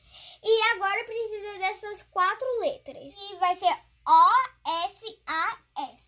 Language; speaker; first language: Portuguese; early bilingual, heritage; Portuguese